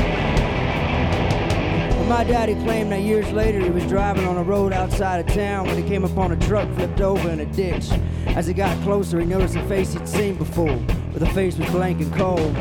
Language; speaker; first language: English; native; English